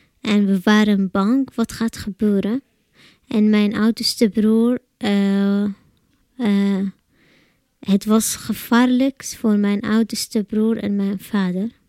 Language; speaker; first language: Dutch; non-native, learner; Arabic